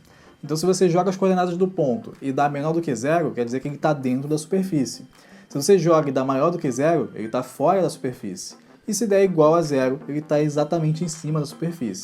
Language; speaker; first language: Portuguese; native; Portuguese